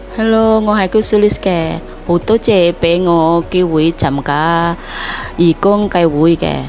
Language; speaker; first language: Cantonese; non-native, learner; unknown